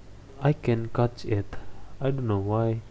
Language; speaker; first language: English; non-native, learner; Indonesian